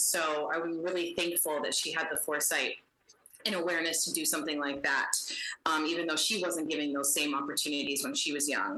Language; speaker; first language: English; native; English